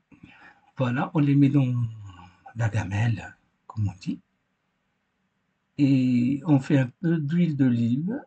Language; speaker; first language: French; non-native, fluent; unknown